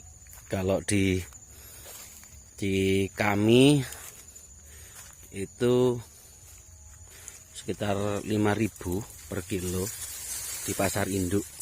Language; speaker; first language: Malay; non-native, local second language; Javanese